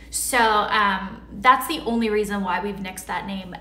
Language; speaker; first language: English; native; English